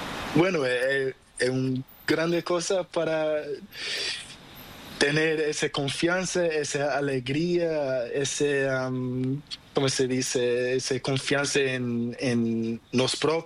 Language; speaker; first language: Spanish; non-native, learner; Portuguese